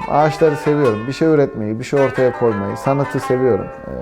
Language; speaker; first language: Turkish; native; Turkish